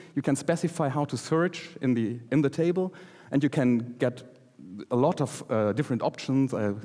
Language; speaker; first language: English; non-native, fluent; German